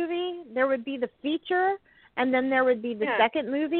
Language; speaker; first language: English; native; English